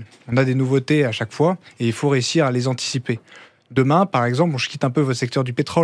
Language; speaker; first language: French; native; French